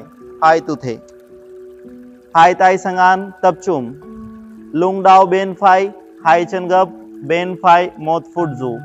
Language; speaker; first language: Vietnamese; non-native, learner; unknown